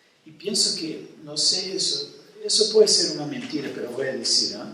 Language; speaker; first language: Spanish; non-native, fluent; Portuguese